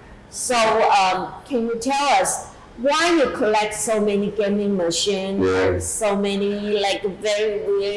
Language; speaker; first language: English; non-native, fluent; Chinese